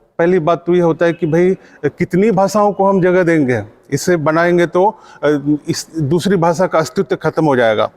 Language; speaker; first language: Hindi; non-native, local second language; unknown